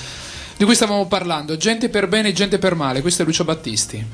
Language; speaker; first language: Italian; native; Italian